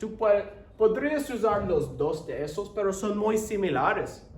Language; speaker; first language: Spanish; non-native, learner; English